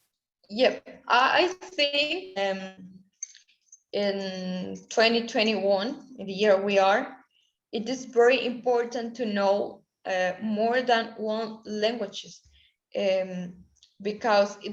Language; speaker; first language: English; non-native, learner; Spanish